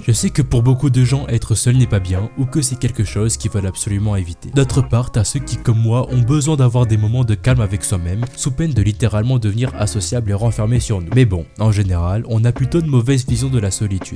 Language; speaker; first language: French; native; French